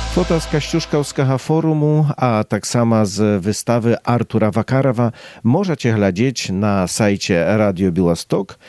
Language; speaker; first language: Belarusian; native; Belarusian